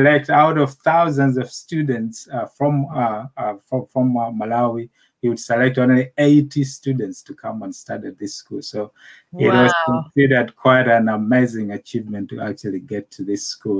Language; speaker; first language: English; non-native, local second language; Nyanja